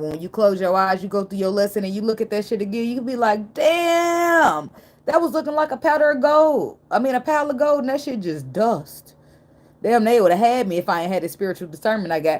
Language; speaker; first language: English; native; English